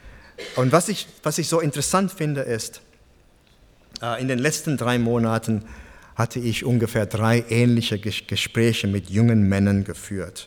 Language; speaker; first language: German; non-native, fluent; English